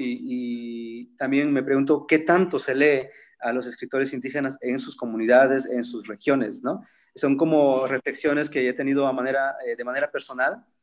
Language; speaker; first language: Spanish; non-native, local second language; Zapotec